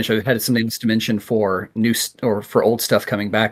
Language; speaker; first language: English; native; English